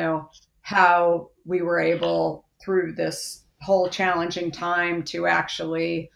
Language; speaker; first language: English; native; English